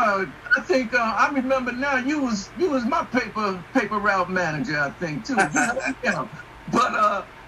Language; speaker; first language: English; native; English